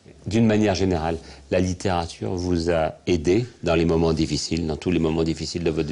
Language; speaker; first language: French; native; French